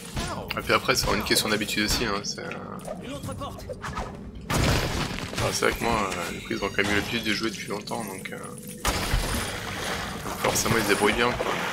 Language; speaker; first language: French; native; French